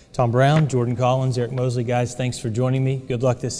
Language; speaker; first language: English; native; English